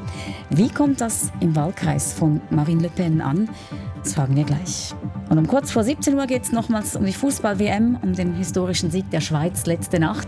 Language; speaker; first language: German; native; German